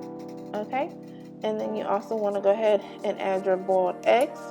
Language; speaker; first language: English; native; English